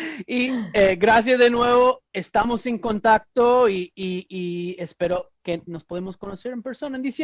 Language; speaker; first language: Spanish; non-native, fluent; English